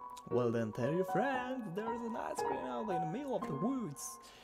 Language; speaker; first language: English; non-native, learner; French